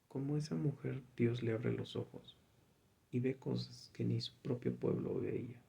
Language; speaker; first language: Spanish; native; Spanish